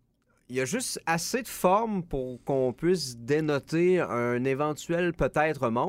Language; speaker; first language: French; native; French